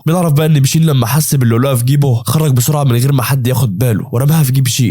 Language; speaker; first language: Arabic; native; Arabic